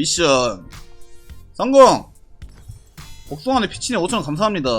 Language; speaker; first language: Korean; native; Korean